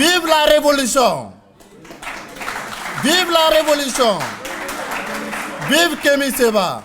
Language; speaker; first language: French; non-native, local second language; Mandingo